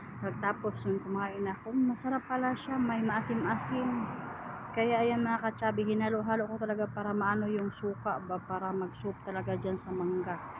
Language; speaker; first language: Filipino; non-native, local second language; Cebuano